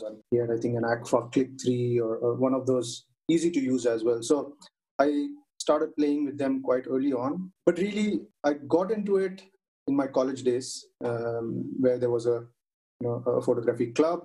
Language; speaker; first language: English; non-native, local second language; Tamil